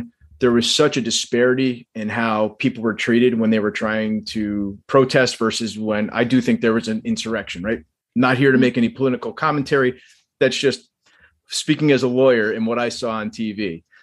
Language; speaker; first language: English; native; English